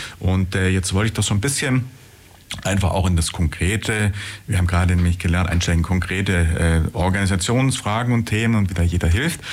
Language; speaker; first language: German; native; German